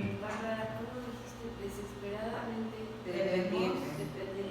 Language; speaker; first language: Spanish; native; Spanish